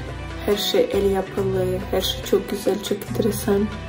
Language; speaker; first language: Turkish; non-native, learner; Ukrainian